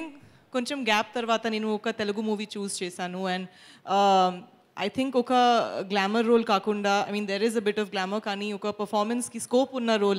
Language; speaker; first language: Telugu; non-native, fluent; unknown